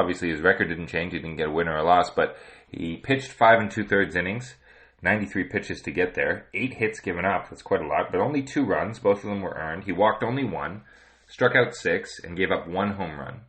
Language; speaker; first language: English; native; English